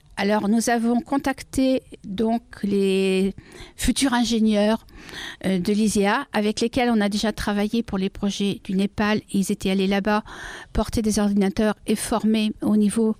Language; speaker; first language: French; native; French